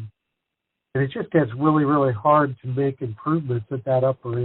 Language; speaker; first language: English; native; English